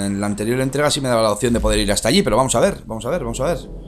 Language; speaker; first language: Spanish; native; Spanish